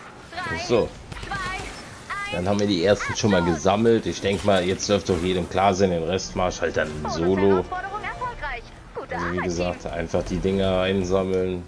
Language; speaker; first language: German; native; German